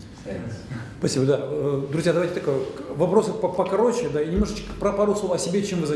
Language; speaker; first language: Russian; native; Russian